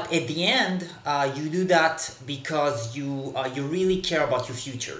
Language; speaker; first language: English; non-native, fluent; Hebrew